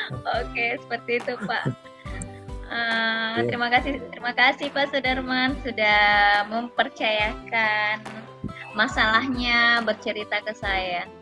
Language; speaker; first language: Indonesian; non-native, local second language; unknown